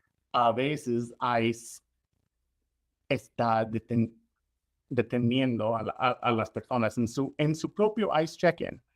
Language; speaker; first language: Spanish; non-native, fluent; English